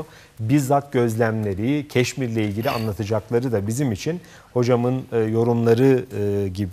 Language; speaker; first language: Turkish; native; Turkish